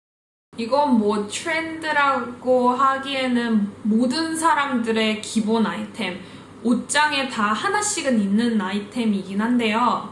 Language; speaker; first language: Korean; early bilingual, heritage; Korean